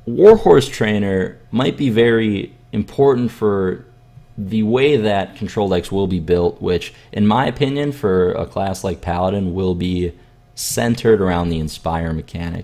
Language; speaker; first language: English; native; English